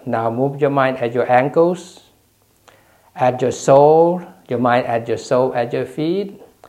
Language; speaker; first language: English; non-native, fluent; Thai